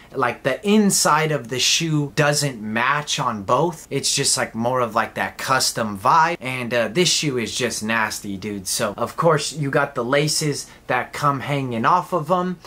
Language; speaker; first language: English; native; English